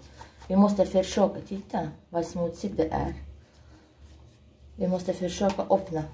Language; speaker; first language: Swedish; non-native, learner; Russian